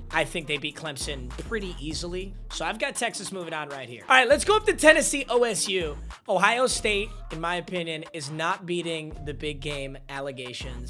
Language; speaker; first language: English; native; English